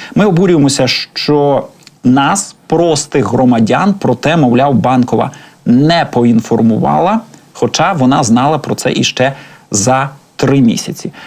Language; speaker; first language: Ukrainian; native; Ukrainian